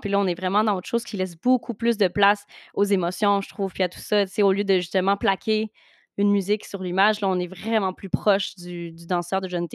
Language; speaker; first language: French; native; French